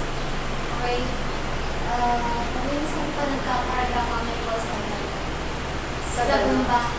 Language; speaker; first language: Filipino; native; Filipino